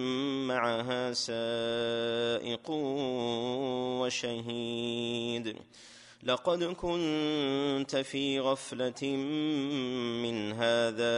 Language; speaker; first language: Arabic; native; Arabic